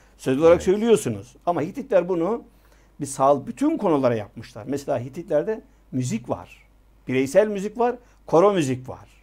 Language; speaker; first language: Turkish; native; Turkish